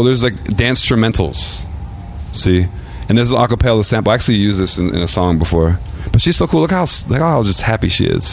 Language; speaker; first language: English; native; English